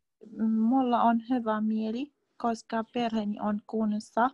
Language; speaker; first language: Finnish; non-native, learner; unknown